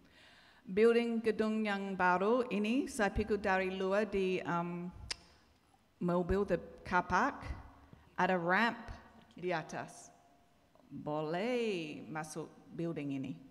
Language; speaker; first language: Indonesian; non-native, learner; English